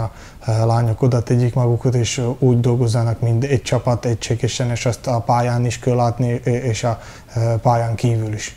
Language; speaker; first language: Hungarian; early bilingual, heritage; Hungarian